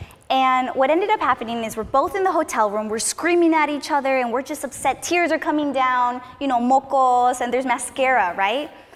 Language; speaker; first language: English; early bilingual, other home language; Spanish